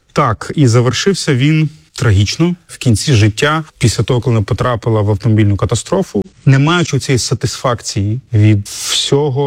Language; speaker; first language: Ukrainian; native; Ukrainian